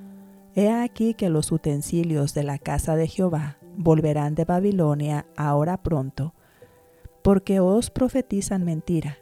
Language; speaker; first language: Spanish; native; Spanish